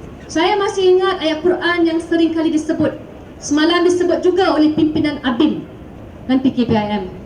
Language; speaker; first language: Malay; native; Malay